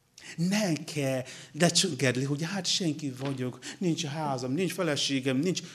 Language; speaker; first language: Hungarian; non-native, learner; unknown